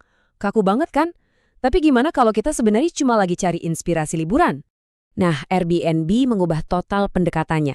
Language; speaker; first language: Indonesian; native; Indonesian